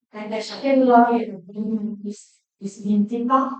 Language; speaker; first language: English; non-native, learner; Thai